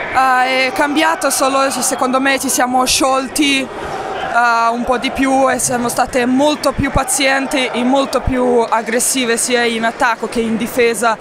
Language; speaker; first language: Italian; non-native, fluent; Serbian